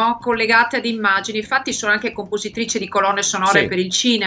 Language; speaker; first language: Italian; native; Italian